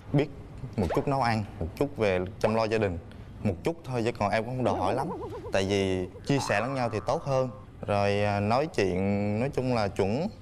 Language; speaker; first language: Vietnamese; native; Vietnamese